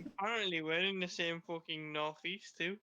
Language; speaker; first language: English; native; English